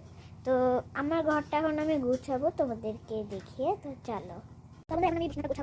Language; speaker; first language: Bangla; native; Bangla